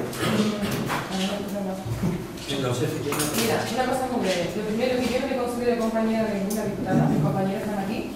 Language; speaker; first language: Spanish; native; Spanish